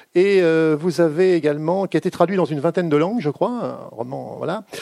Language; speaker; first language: French; native; French